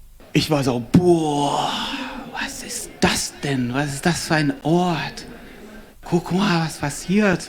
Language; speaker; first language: German; non-native, fluent; Arabic